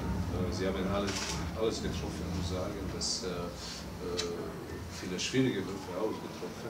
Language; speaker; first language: German; non-native, learner; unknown